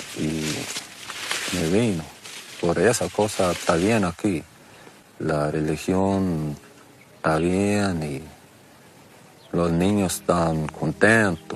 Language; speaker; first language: Spanish; non-native, local second language; Plautdietsch